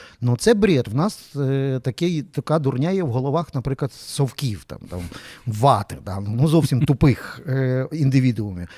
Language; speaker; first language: Ukrainian; native; Ukrainian